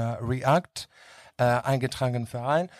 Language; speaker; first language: German; non-native, learner; Greek